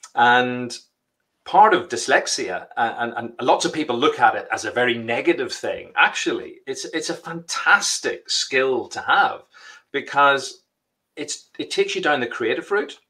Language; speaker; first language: English; native; English